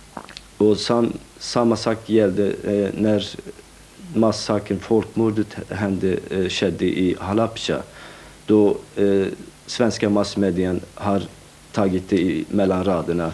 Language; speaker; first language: Swedish; non-native, fluent; Kurdish